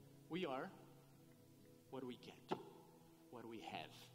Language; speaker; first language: English; non-native, fluent; Portuguese